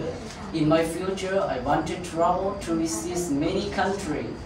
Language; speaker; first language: English; non-native, learner; Hmong